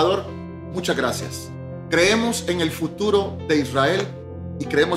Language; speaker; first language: Spanish; native; Spanish